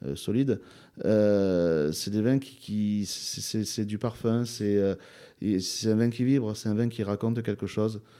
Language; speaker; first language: French; native; French